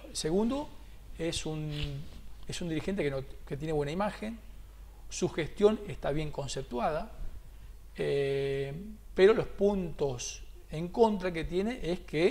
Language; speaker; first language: Spanish; native; Spanish